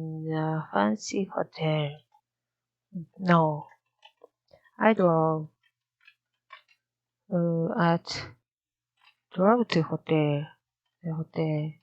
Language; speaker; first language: English; non-native, learner; Japanese